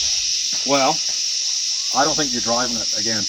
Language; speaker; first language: English; native; English